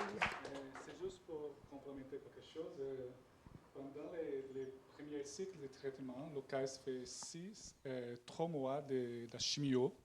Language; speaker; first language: French; non-native, learner; Portuguese